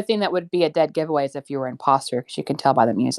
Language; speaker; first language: English; native; English